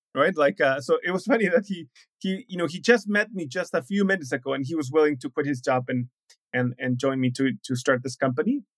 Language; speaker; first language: English; non-native, fluent; Spanish